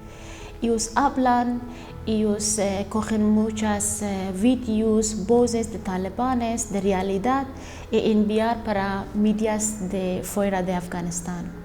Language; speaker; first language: Spanish; non-native, learner; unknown